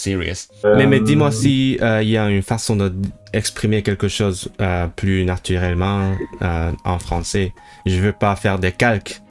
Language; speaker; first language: French; non-native, learner; Cantonese